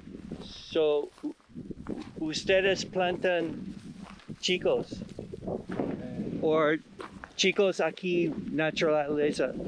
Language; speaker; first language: Spanish; non-native, learner; English